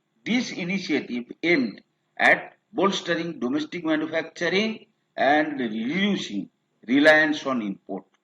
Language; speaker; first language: English; non-native, local second language; Bangla